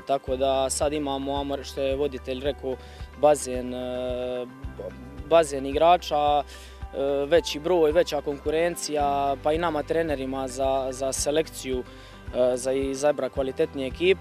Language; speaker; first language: Croatian; native; Croatian